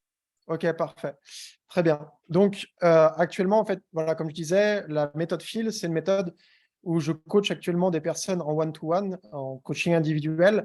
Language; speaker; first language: French; native; French